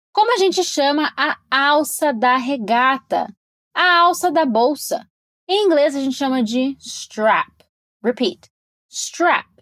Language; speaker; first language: Portuguese; native; Portuguese